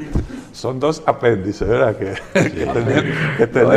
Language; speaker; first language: Spanish; native; Spanish